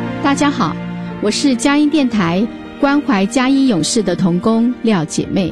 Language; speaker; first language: Chinese; native; Chinese